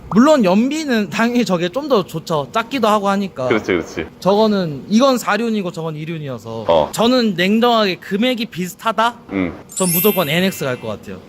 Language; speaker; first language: Korean; native; Korean